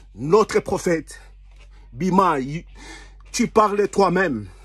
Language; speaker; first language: French; non-native, local second language; Lingala